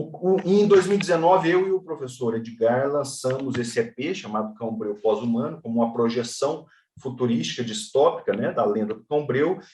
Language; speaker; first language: Portuguese; native; Portuguese